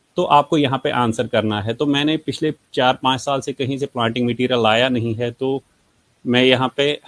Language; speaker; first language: Hindi; native; Hindi